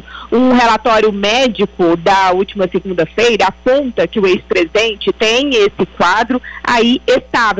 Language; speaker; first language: Portuguese; native; Portuguese